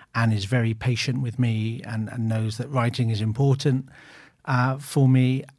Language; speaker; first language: English; native; English